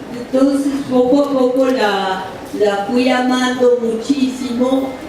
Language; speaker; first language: Spanish; early bilingual, other home language; French